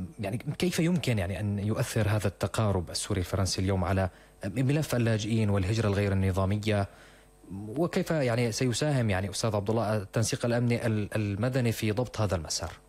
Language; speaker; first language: Arabic; native; Arabic